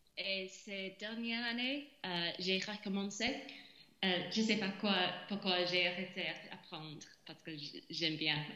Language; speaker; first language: French; non-native, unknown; English